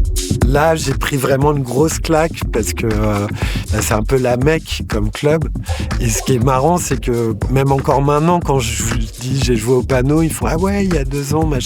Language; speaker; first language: French; native; French